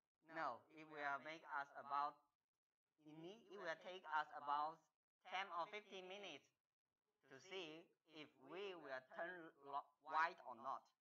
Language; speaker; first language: English; non-native, fluent; Chinese